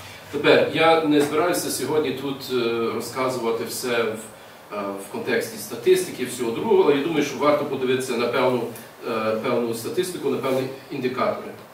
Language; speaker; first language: Ukrainian; early bilingual, heritage; English